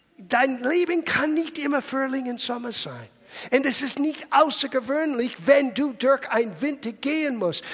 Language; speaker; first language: German; non-native, fluent; English